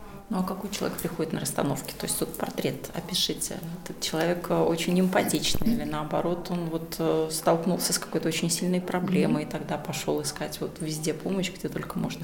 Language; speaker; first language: Russian; native; Russian